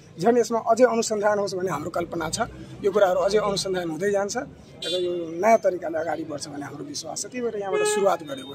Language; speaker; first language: Nepali; non-native, local second language; Maithili